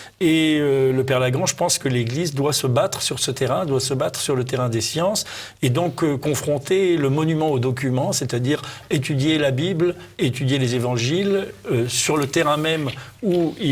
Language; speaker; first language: French; native; French